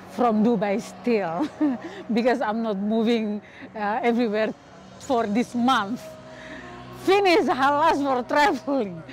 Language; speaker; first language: English; non-native, learner; Indonesian